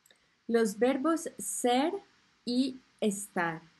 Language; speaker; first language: Spanish; non-native, fluent; French